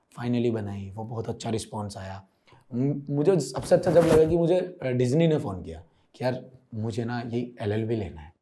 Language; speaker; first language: Hindi; native; Hindi